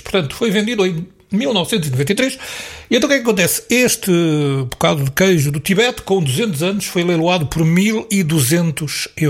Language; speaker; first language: Portuguese; native; Portuguese